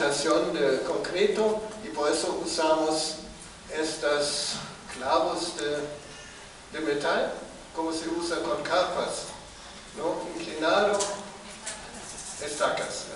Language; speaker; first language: Spanish; non-native, fluent; German